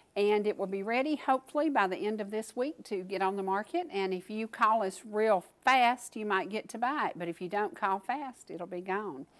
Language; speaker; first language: English; native; English